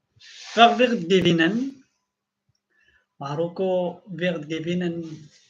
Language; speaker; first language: German; non-native, learner; Arabic